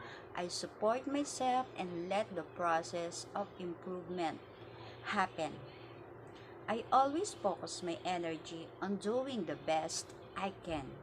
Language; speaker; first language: English; non-native, learner; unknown